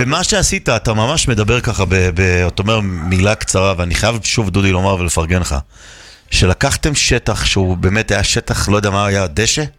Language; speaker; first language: Hebrew; native; Hebrew